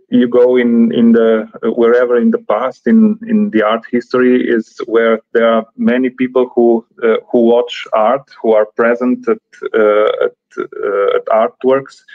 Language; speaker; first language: English; non-native, fluent; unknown